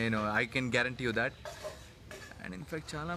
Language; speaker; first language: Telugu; non-native, learner; Arabic